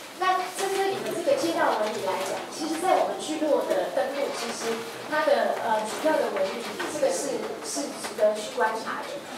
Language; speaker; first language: Chinese; native; Chinese